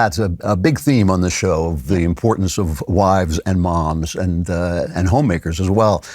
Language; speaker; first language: English; native; English